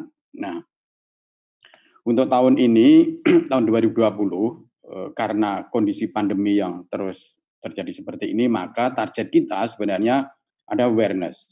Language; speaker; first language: Indonesian; native; Indonesian